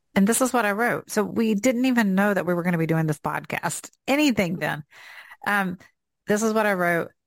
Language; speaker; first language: English; native; English